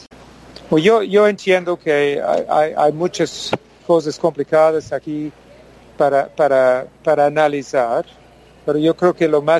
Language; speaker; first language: Spanish; non-native, fluent; English